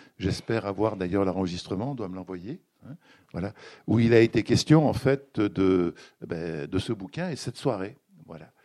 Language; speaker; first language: French; native; French